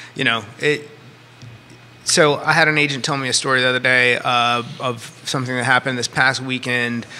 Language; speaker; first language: English; native; English